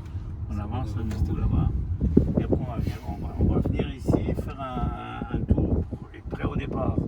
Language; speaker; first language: French; native; French